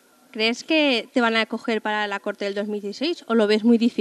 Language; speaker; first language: Spanish; native; Spanish